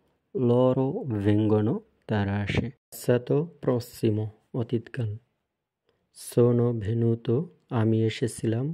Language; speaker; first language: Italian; non-native, fluent; Bangla